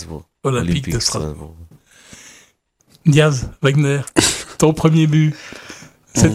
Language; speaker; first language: French; native; French